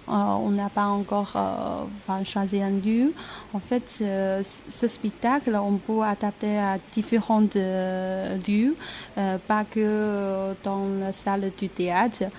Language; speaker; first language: French; non-native, fluent; Chinese